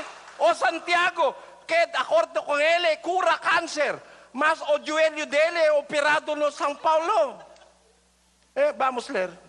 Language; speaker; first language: Portuguese; non-native, learner; Filipino